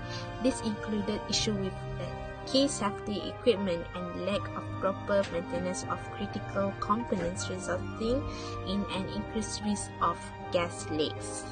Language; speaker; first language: English; non-native, local second language; Malay